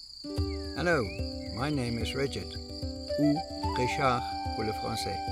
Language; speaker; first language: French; non-native, learner; English